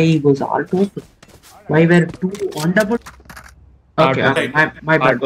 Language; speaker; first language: English; non-native, local second language; Kannada